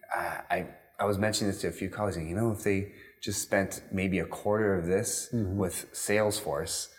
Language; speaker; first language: English; native; English